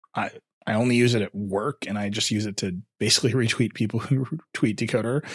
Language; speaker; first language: English; early bilingual, other home language; Hindi